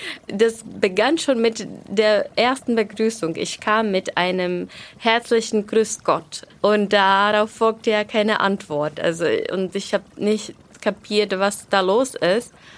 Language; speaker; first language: German; non-native, fluent; Czech